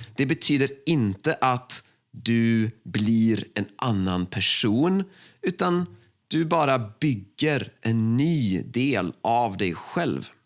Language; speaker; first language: Swedish; native; Swedish